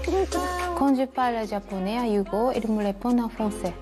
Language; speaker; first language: French; non-native, learner; Japanese